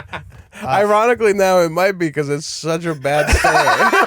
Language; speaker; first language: English; native; English